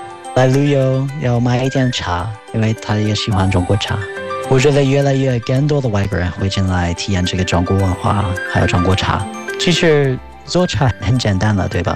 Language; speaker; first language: Chinese; non-native, fluent; English